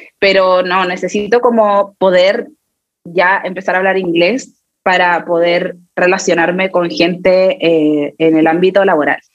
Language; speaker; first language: Spanish; native; Spanish